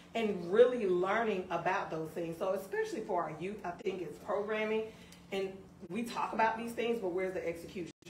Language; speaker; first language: English; native; English